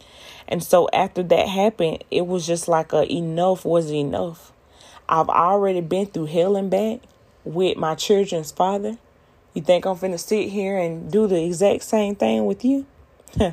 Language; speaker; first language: English; native; English